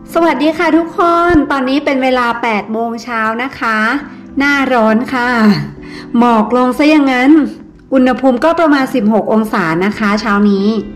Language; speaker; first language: Thai; native; Thai